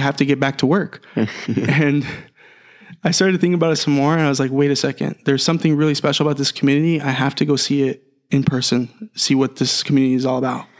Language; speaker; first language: English; native; English